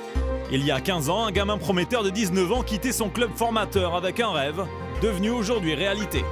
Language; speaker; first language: French; native; French